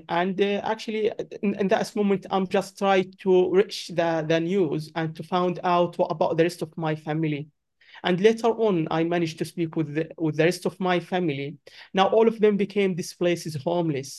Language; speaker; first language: English; non-native, learner; Arabic